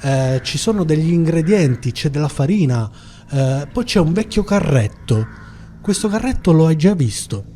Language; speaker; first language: Italian; native; Italian